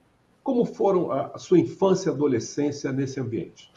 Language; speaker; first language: Portuguese; native; Portuguese